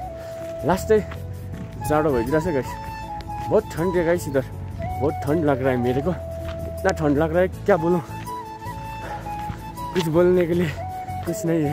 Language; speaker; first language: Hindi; non-native, local second language; Nepali